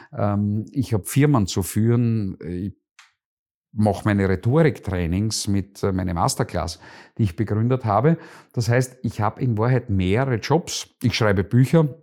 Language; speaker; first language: German; native; German